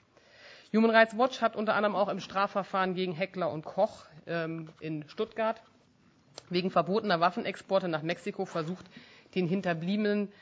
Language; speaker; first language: German; native; German